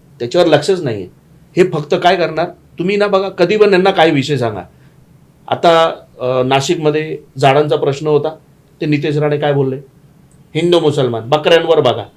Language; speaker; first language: Marathi; non-native, local second language; Gujarati